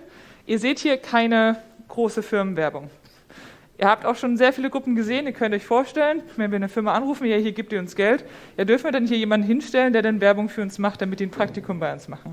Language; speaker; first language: German; native; German